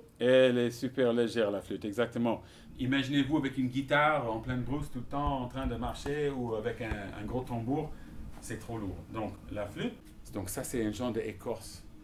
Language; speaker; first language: French; non-native, fluent; English